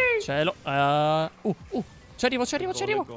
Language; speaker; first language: Italian; native; Italian